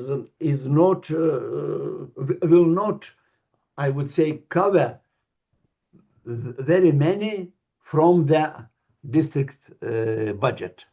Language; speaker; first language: English; non-native, learner; Lithuanian